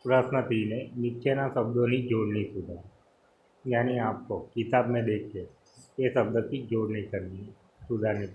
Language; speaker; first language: Hindi; non-native, local second language; Gujarati